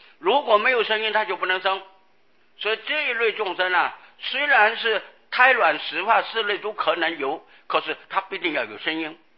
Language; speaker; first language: Chinese; non-native, local second language; Hakka Chinese